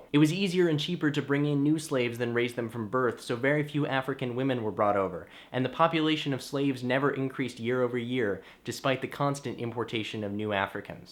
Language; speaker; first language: English; native; English